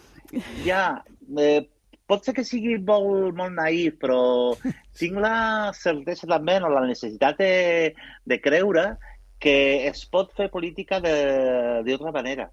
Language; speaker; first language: Catalan; non-native, local second language; Spanish